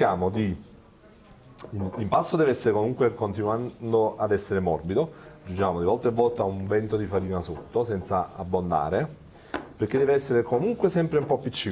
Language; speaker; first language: Italian; native; Italian